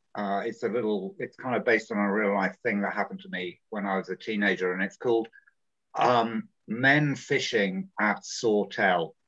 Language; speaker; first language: English; native; English